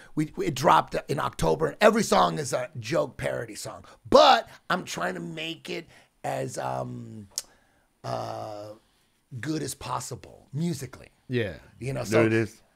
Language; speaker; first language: English; native; English